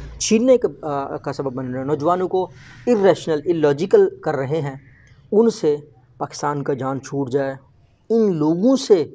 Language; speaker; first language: Urdu; non-native, local second language; Baluchi